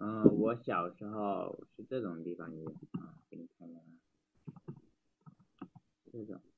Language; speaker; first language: Chinese; native; Chinese